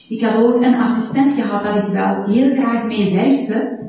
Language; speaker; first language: Dutch; non-native, fluent; Persian